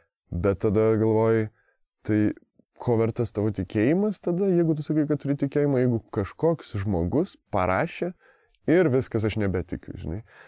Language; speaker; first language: Lithuanian; native; Lithuanian